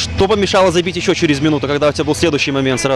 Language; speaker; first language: Russian; native; Russian